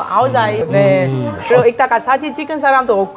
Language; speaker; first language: Korean; non-native, learner; Vietnamese